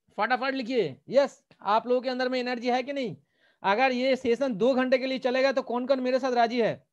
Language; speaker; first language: Hindi; non-native, local second language; Bangla